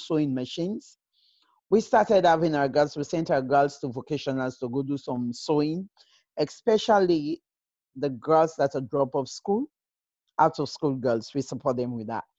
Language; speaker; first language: English; non-native, local second language; Krio